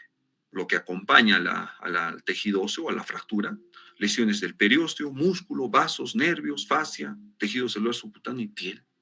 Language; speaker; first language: Spanish; native; Spanish